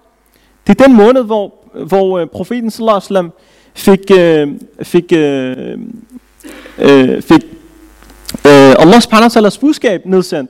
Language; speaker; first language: Danish; early bilingual, other home language; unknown